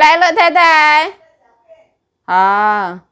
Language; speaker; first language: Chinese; non-native, learner; Indonesian